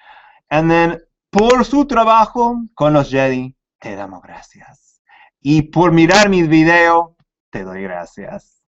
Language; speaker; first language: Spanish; non-native, fluent; English